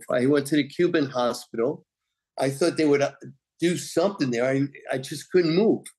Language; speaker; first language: English; native; English